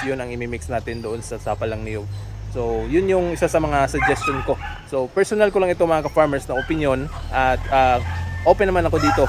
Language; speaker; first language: Filipino; non-native, local second language; Cebuano